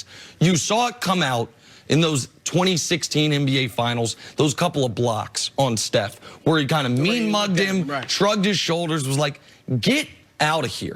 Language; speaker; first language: English; native; English